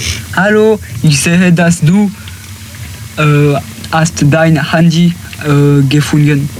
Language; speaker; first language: German; non-native, learner; French